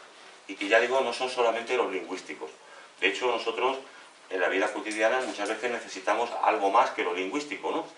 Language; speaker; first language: Spanish; native; Spanish